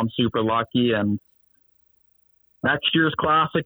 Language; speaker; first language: English; native; English